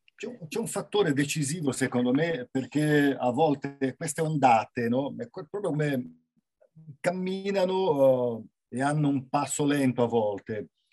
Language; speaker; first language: Italian; non-native, fluent; Portuguese